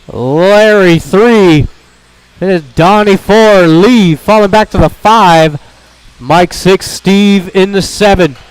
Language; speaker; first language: English; native; English